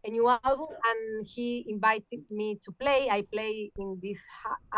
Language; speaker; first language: English; non-native, learner; Spanish